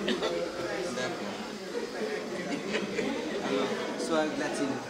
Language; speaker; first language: French; native; French